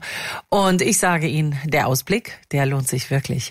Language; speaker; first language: German; native; German